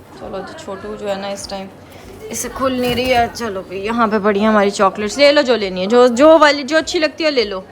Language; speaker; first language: Urdu; non-native, local second language; Punjabi